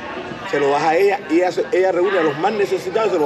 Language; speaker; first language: Spanish; native; Spanish